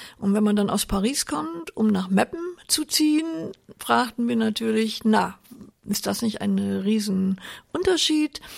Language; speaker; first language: German; native; German